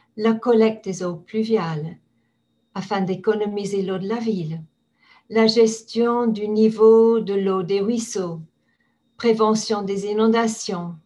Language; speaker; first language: French; non-native, fluent; English